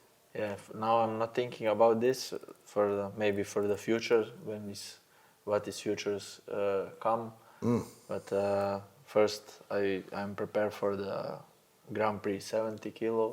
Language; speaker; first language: English; non-native, learner; Slovenian